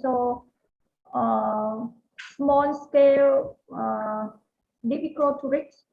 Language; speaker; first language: English; non-native, learner; Vietnamese